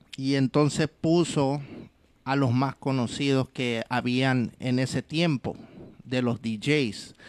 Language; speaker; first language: Spanish; early bilingual, heritage; English